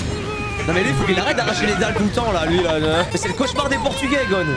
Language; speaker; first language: French; native; French